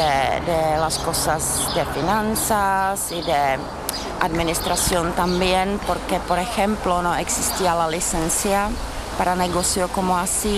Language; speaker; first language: Spanish; non-native, fluent; Czech